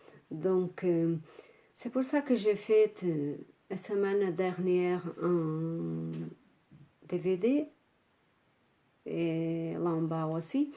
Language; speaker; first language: French; non-native, fluent; Portuguese